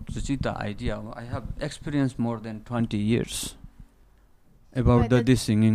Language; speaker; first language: Chinese; non-native, fluent; Nepali